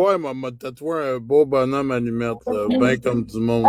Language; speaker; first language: French; native; French